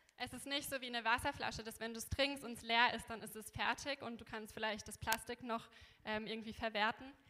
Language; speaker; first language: German; native; German